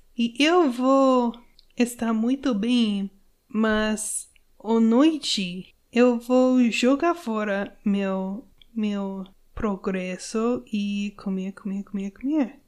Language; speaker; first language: Portuguese; non-native, learner; English